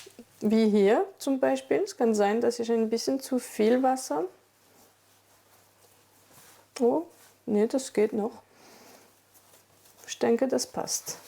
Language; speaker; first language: German; non-native, fluent; French